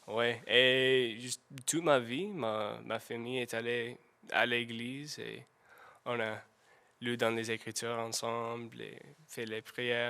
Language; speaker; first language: French; non-native, learner; English